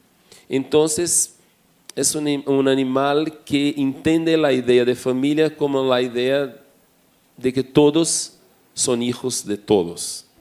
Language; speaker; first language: Spanish; non-native, fluent; Portuguese